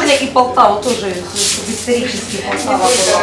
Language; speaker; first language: Russian; non-native, local second language; Ukrainian